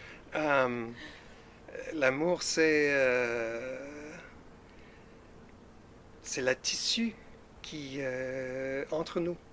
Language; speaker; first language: French; non-native, fluent; English